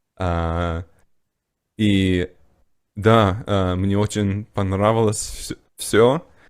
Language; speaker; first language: Russian; non-native, fluent; English